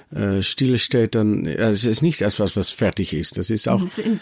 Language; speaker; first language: German; non-native, learner; Dutch